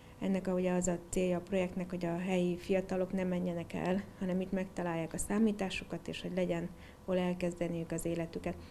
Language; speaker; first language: Hungarian; native; Hungarian